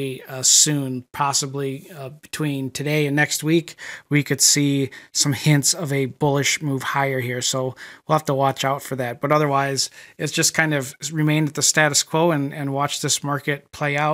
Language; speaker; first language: English; native; English